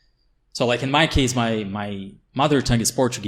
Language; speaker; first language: English; non-native, fluent; Portuguese